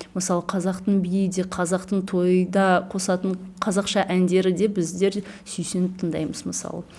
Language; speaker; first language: Kazakh; non-native, local second language; Chechen